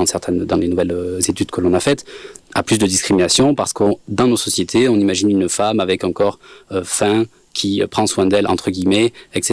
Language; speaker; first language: French; native; French